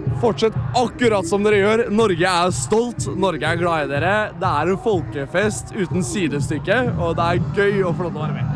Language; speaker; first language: Norwegian; native; Norwegian